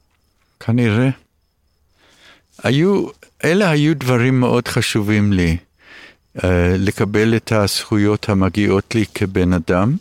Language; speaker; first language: Hebrew; early bilingual, other home language; English